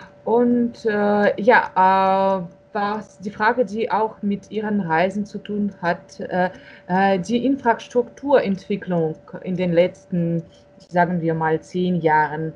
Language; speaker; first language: German; non-native, fluent; Russian